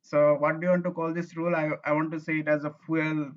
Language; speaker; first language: English; non-native, local second language; Bangla